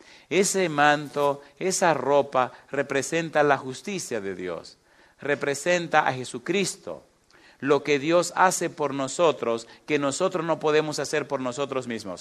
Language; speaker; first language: Spanish; native; Spanish